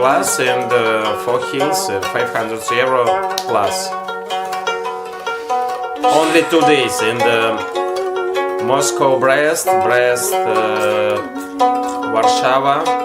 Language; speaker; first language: English; non-native, learner; Russian